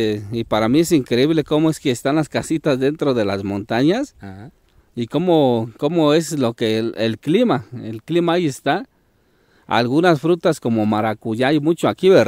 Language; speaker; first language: Spanish; native; Spanish